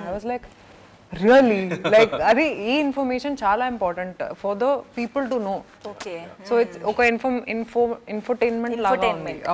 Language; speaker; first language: Telugu; non-native, fluent; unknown